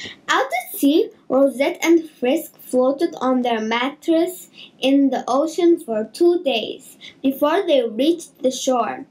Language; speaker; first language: English; native; English